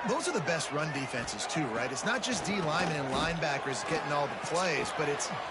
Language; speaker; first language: English; native; English